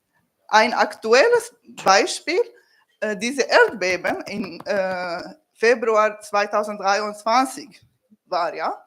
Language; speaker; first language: German; non-native, learner; Kurdish